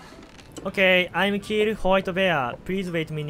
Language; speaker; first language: English; non-native, learner; Japanese